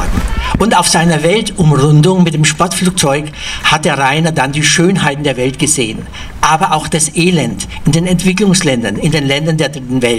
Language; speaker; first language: German; native; German